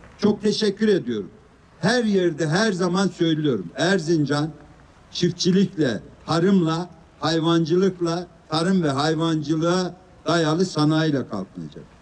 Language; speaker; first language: Turkish; native; Turkish